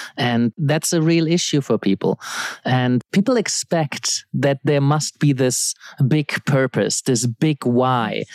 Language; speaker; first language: English; non-native, fluent; German